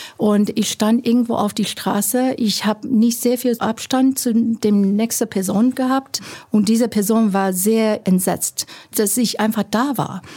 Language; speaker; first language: German; non-native, fluent; Chinese